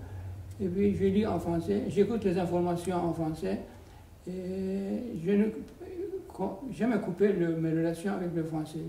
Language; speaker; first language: French; non-native, fluent; Turkish